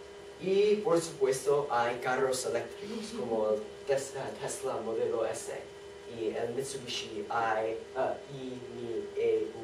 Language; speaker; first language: Spanish; non-native, learner; English